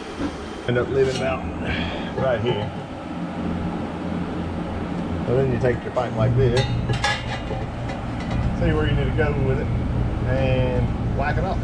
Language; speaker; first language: English; native; English